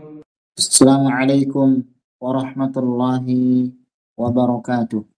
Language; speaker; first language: Arabic; non-native, fluent; Indonesian